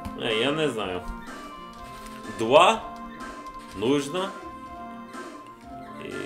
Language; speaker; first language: Russian; non-native, learner; English